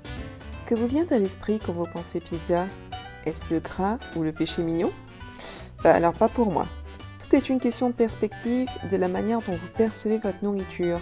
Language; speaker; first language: French; native; French